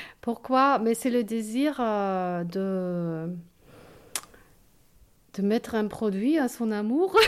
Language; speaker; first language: French; non-native, fluent; German